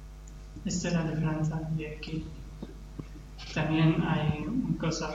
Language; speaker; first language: Spanish; non-native, learner; Arabic